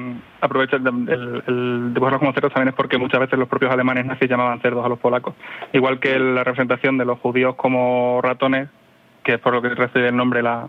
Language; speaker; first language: Spanish; native; Spanish